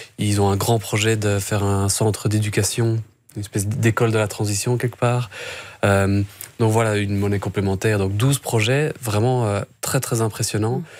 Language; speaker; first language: French; native; French